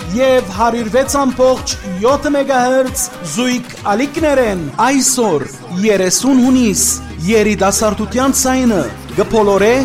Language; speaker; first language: Armenian; native; Armenian